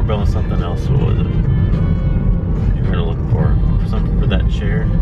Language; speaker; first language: English; native; English